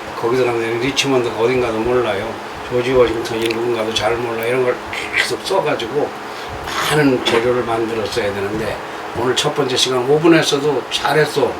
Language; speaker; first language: Korean; native; Korean